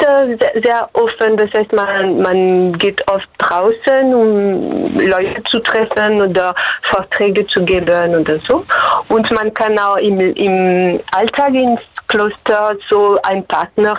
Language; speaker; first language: German; non-native, fluent; French